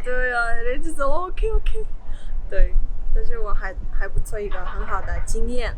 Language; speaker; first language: Chinese; non-native, learner; Mongolian